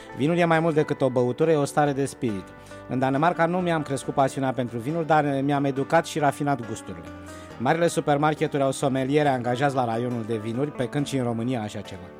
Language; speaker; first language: Romanian; native; Romanian